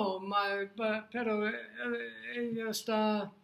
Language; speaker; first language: Spanish; non-native, learner; English